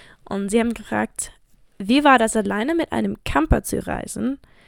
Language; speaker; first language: German; non-native, fluent; English